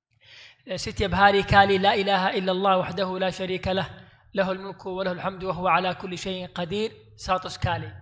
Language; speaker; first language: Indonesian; non-native, learner; Arabic